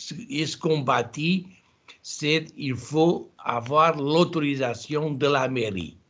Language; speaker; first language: French; non-native, fluent; Portuguese